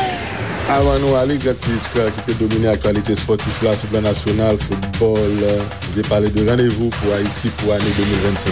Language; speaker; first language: French; non-native, local second language; Haitian Creole